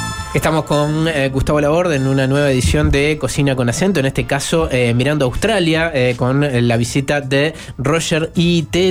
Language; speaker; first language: Spanish; native; Spanish